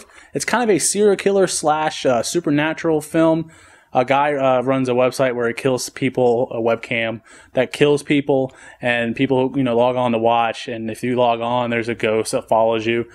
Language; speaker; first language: English; native; English